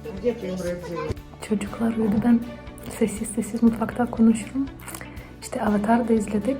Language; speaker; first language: Turkish; non-native, learner; Russian